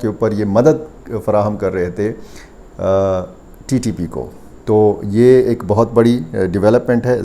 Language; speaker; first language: Urdu; native; Urdu